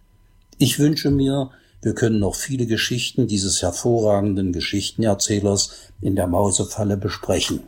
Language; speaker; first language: German; native; German